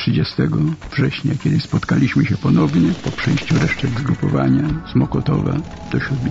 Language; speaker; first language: Polish; native; Polish